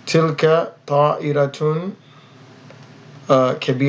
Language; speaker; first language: Arabic; non-native, fluent; English